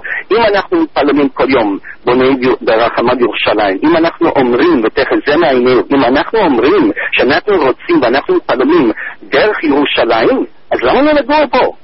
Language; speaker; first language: Hebrew; non-native, fluent; English